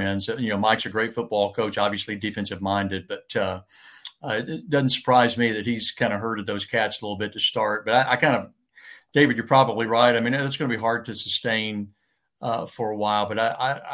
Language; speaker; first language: English; native; English